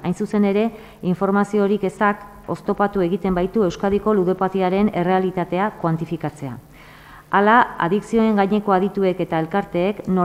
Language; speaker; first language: Basque; native; Basque